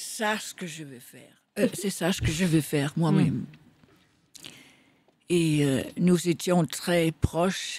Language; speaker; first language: French; non-native, fluent; Danish